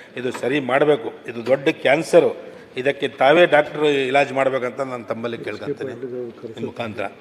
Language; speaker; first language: Kannada; non-native, local second language; Urdu